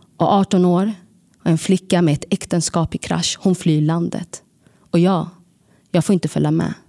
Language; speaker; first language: Swedish; early bilingual, other home language; Tigrinya